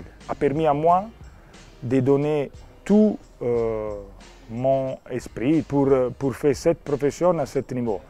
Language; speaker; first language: French; non-native, learner; Italian